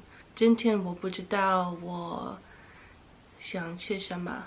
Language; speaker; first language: Chinese; non-native, learner; English